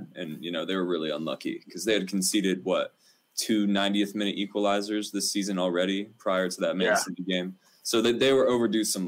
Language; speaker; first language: English; native; English